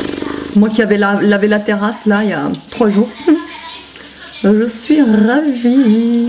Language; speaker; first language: French; native; French